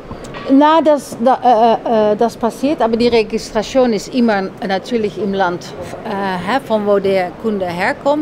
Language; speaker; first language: German; non-native, fluent; Dutch